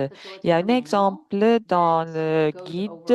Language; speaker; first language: French; non-native, fluent; English